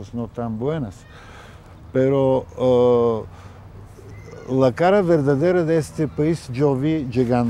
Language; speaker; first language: Spanish; non-native, fluent; Bulgarian